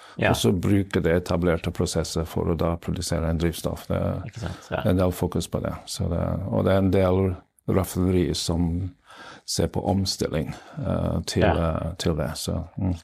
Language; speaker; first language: Norwegian; non-native, fluent; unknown